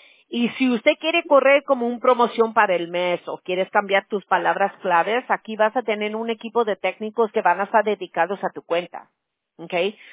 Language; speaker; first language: Spanish; early bilingual, heritage; Spanish